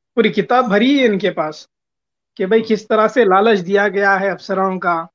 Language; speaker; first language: Hindi; native; Hindi